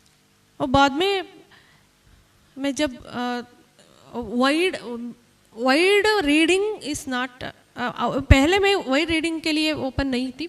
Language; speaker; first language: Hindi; non-native, local second language; Kannada